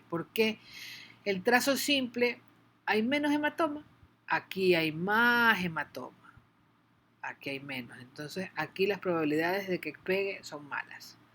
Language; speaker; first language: Spanish; native; Spanish